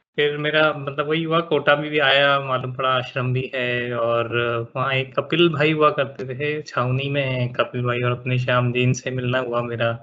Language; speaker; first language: Hindi; native; Hindi